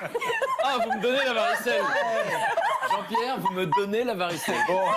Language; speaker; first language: French; native; French